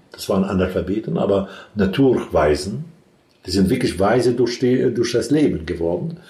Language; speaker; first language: German; non-native, fluent; Arabic